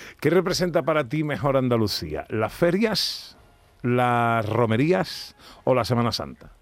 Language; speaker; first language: Spanish; early bilingual, heritage; Spanish